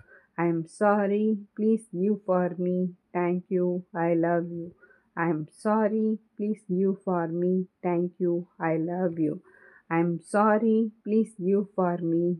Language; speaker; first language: English; non-native, learner; Tamil